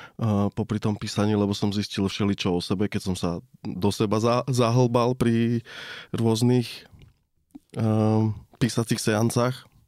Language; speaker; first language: Slovak; native; Slovak